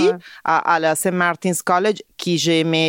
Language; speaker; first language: French; non-native, fluent; Italian